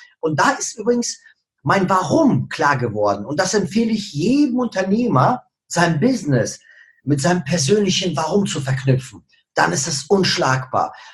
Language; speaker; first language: German; early bilingual, other home language; Russian